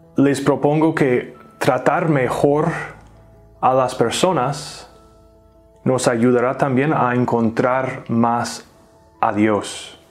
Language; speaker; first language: Spanish; native; Spanish